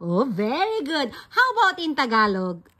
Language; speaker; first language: English; non-native, local second language; Filipino